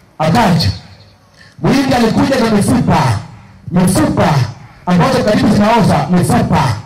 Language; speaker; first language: Swahili; non-native, local second language; Gusii